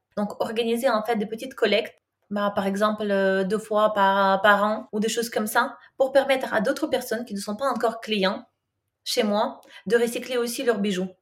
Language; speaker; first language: French; non-native, fluent; Russian